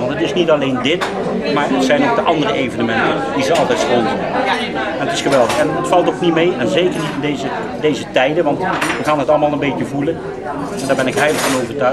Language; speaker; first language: Dutch; native; Dutch